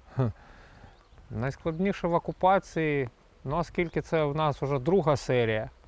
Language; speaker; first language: Ukrainian; native; Ukrainian